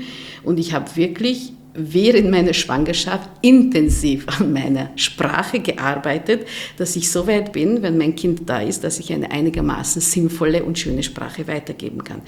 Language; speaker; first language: German; non-native, fluent; Hungarian